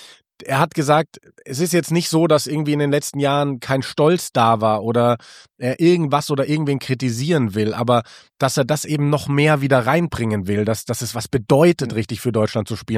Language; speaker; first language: German; native; German